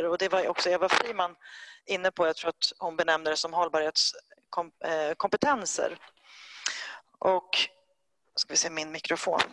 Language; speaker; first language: Swedish; native; Swedish